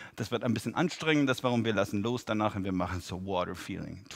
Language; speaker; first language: German; non-native, fluent; English